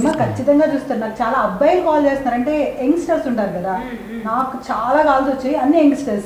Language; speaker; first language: Telugu; native; Telugu